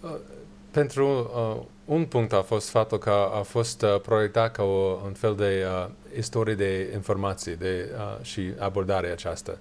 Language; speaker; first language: Romanian; non-native, learner; English